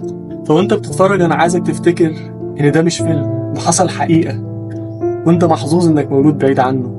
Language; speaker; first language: Arabic; native; Arabic